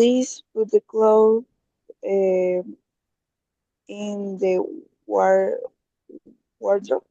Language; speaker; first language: English; non-native, learner; Spanish